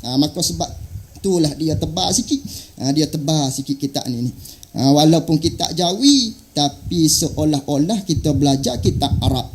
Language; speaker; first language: Malay; native; Malay